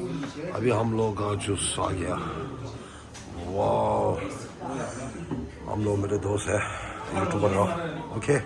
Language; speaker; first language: Hindi; non-native, local second language; Tibetan